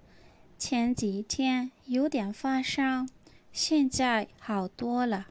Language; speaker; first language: Chinese; non-native, learner; Burmese